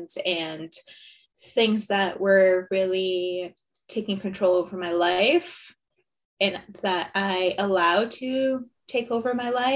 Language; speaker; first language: English; native; English